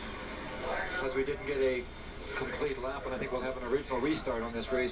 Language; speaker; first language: English; native; English